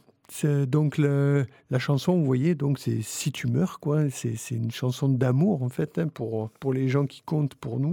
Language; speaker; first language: French; native; French